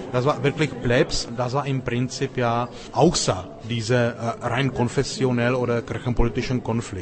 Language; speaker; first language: German; non-native, fluent; Czech